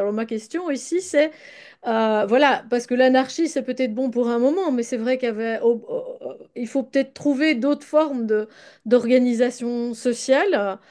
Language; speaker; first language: French; native; French